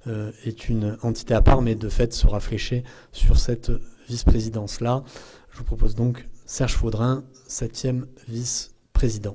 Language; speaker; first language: French; native; French